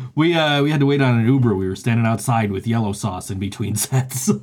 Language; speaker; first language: English; native; English